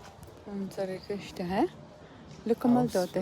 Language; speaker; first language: German; non-native, learner; Cebuano